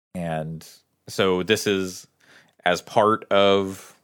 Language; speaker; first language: English; native; English